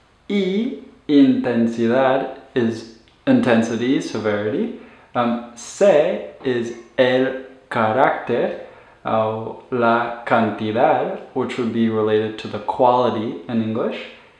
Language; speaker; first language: English; native; English